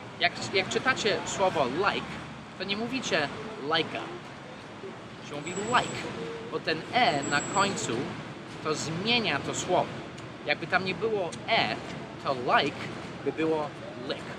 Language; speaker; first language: Polish; non-native, fluent; English